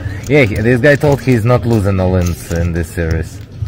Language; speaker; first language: English; non-native, learner; Russian